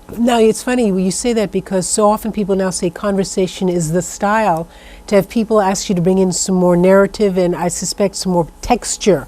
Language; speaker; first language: English; native; English